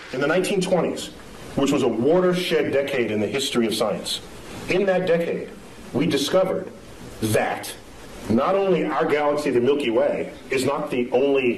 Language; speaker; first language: English; native; English